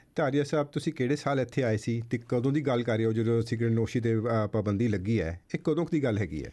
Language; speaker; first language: Punjabi; native; Punjabi